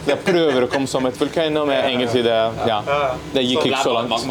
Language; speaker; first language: Norwegian; non-native, learner; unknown